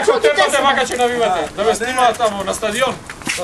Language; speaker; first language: Macedonian; native; Macedonian